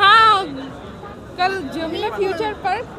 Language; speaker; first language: Hindi; non-native, learner; Bangla